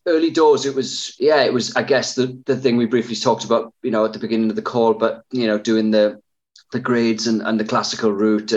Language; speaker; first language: English; native; English